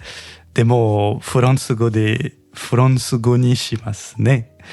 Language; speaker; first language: Japanese; non-native, learner; French